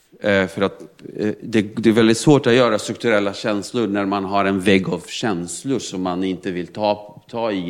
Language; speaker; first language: Swedish; non-native, fluent; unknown